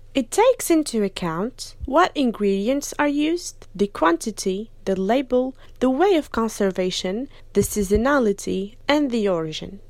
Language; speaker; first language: English; non-native, fluent; French